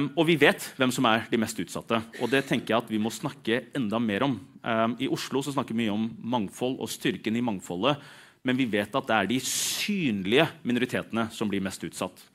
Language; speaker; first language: Norwegian; early bilingual, other home language; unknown